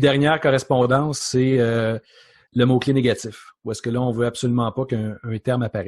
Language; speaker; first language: French; native; French